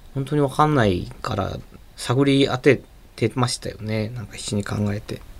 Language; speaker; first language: Japanese; native; Japanese